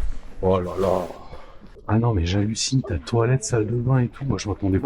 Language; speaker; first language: French; native; French